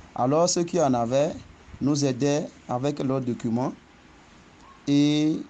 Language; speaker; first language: French; non-native, local second language; Ewe